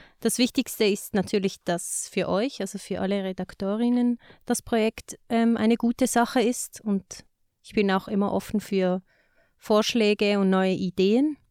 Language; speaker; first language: German; native; German